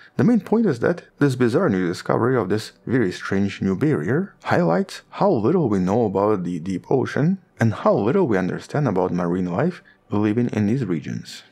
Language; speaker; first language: English; non-native, fluent; Russian